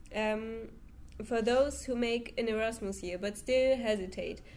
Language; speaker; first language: English; non-native, fluent; German